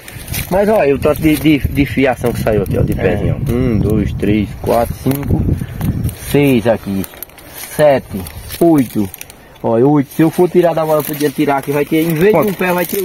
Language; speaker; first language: Portuguese; native; Portuguese